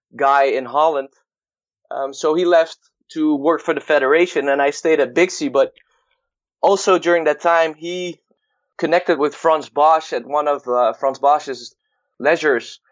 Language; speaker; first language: English; non-native, fluent; Dutch